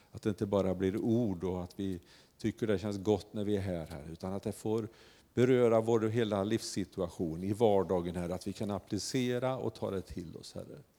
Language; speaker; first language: Swedish; native; Swedish